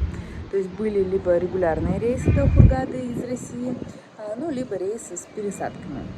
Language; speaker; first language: Russian; native; Russian